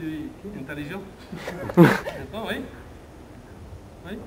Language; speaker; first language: French; non-native, learner; Romanian